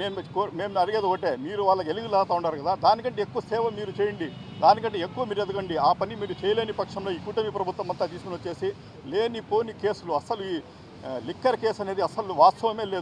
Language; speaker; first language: Telugu; native; Telugu